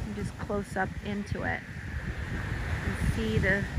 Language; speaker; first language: English; native; English